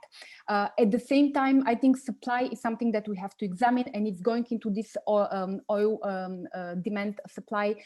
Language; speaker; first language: English; non-native, fluent; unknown